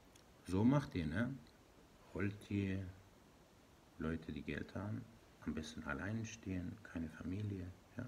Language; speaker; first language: German; non-native, learner; Persian